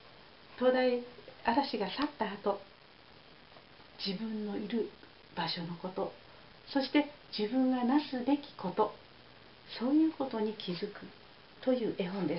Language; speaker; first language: Japanese; native; Japanese